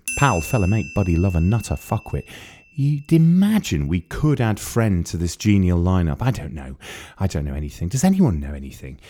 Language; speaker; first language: English; native; English